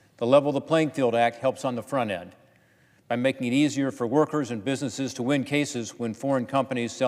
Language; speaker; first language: English; native; English